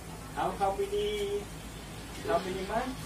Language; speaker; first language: English; non-native, learner; Filipino